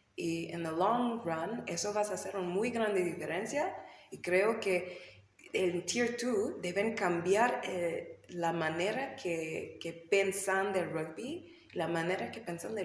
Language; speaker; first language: Spanish; non-native, learner; English